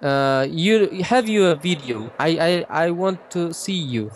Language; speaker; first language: English; non-native, learner; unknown